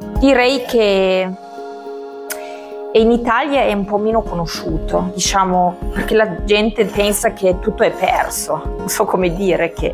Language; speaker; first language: Italian; non-native, fluent; German